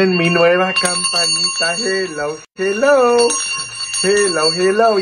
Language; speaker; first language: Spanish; non-native, fluent; Polish